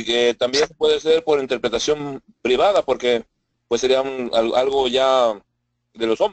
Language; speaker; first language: Spanish; native; Spanish